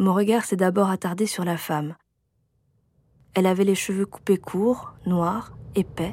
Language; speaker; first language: French; native; French